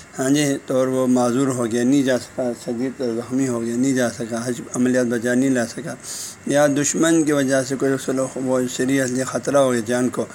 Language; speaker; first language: Urdu; non-native, local second language; Balti